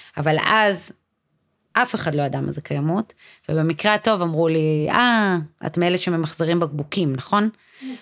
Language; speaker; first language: Hebrew; native; Hebrew